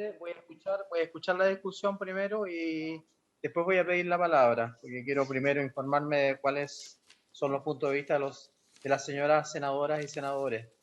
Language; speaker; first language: Spanish; native; Spanish